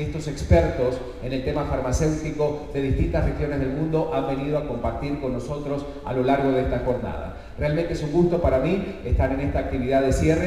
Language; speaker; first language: Spanish; native; Spanish